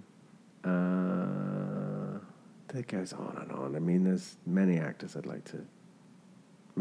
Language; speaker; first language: English; native; English